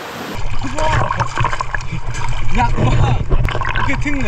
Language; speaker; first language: Thai; non-native, learner; Korean